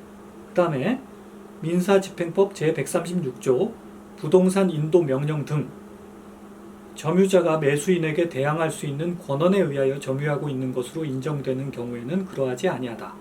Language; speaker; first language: Korean; native; Korean